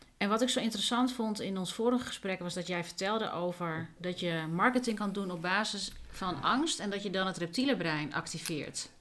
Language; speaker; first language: Dutch; native; Dutch